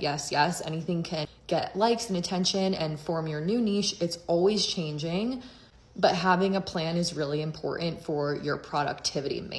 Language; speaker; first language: English; native; English